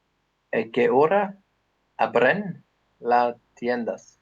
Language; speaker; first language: Spanish; non-native, learner; English